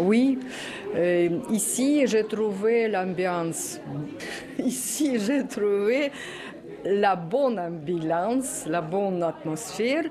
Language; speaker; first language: French; non-native, learner; Russian